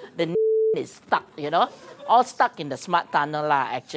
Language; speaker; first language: English; non-native, local second language; Min Nan Chinese